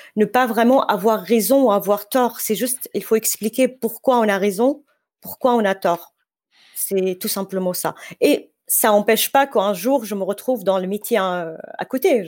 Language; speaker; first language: French; non-native, fluent; Arabic